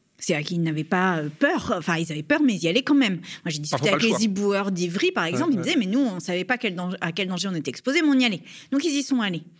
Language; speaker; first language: French; native; French